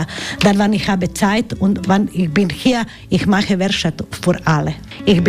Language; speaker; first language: German; non-native, learner; Croatian